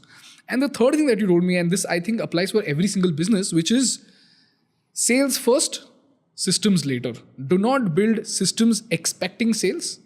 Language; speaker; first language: English; non-native, local second language; Hindi